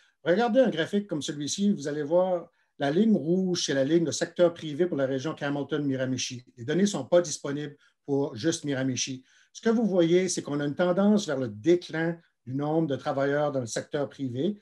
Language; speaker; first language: French; native; French